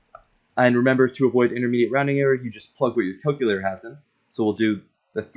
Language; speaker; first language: English; native; English